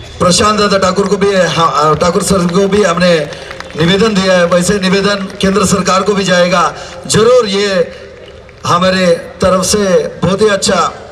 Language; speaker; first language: Hindi; non-native, local second language; Malayalam